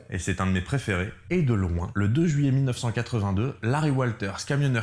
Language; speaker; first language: French; native; French